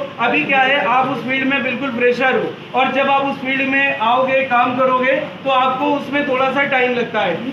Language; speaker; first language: Hindi; native; Hindi